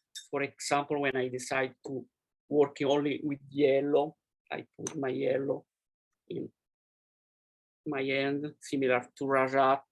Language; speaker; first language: English; non-native, learner; Italian